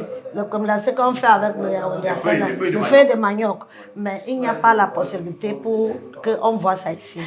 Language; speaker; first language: French; non-native, learner; English